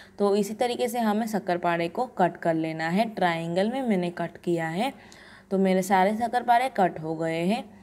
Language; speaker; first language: Hindi; non-native, local second language; Gujarati